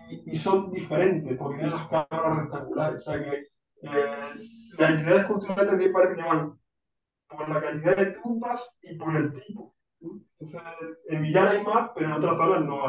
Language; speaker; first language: Spanish; native; Spanish